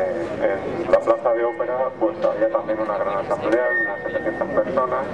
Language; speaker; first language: Spanish; native; Spanish